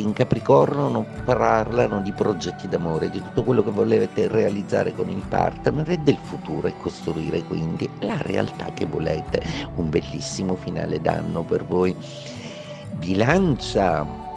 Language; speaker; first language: Italian; native; Italian